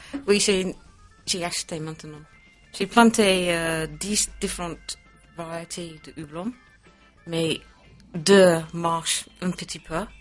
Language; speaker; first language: French; non-native, learner; English